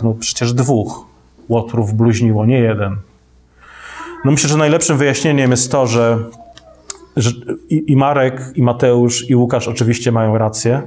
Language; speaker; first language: Polish; native; Polish